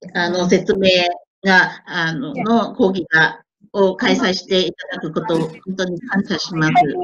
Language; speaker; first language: Japanese; non-native, fluent; Thai